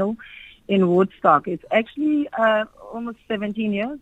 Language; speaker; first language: English; non-native, local second language; Xhosa